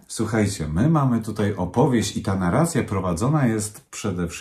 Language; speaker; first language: Polish; native; Polish